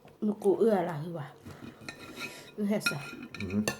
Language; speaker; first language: Finnish; non-native, learner; Thai